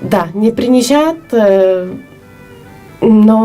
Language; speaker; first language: Russian; non-native, fluent; Polish